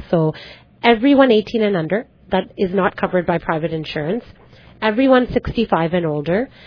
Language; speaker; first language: English; early bilingual, other home language; Punjabi